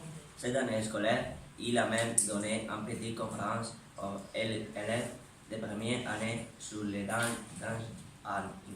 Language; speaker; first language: French; non-native, learner; Spanish